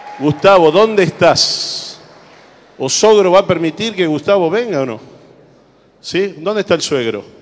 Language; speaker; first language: Spanish; native; Spanish